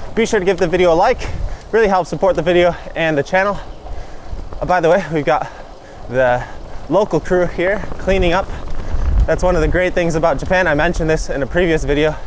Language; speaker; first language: English; native; English